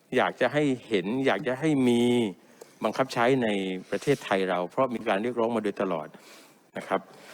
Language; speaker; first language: Thai; non-native, local second language; Pattani Malay